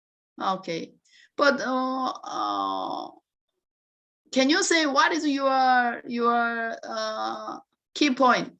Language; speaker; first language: English; non-native, learner; Korean